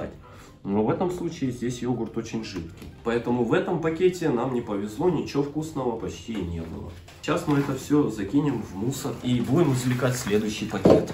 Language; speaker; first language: Russian; native; Russian